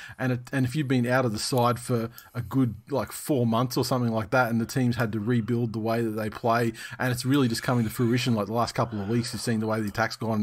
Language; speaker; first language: English; native; English